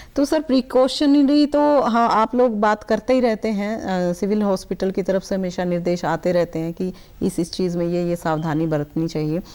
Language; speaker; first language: Hindi; native; Hindi